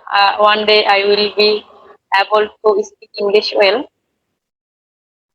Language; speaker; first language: English; non-native, learner; Bangla